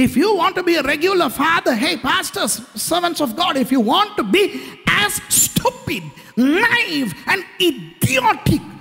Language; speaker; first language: English; non-native, local second language; Tamil